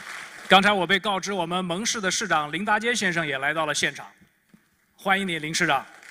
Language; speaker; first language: Chinese; native; Chinese